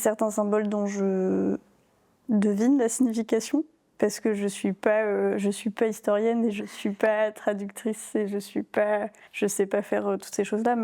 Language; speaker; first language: French; native; French